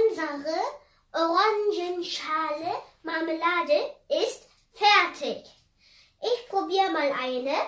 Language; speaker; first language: German; non-native, fluent; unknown